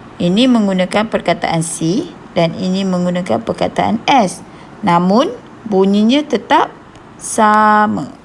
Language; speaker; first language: Malay; native; Malay